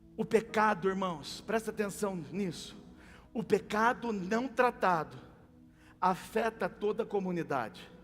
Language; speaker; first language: Portuguese; native; Portuguese